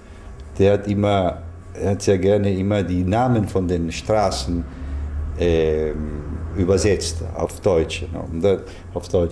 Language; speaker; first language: German; early bilingual, heritage; German